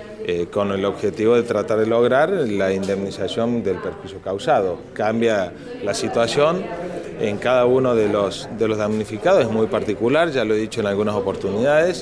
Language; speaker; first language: Spanish; native; Spanish